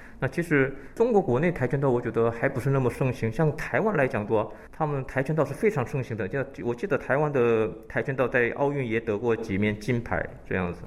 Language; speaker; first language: Chinese; early bilingual, heritage; Chinese